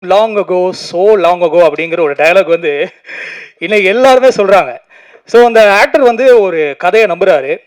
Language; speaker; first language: Tamil; native; Tamil